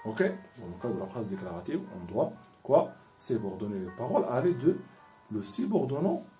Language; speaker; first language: French; non-native, local second language; Arabic